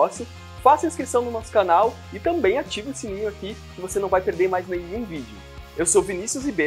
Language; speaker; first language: Portuguese; native; Portuguese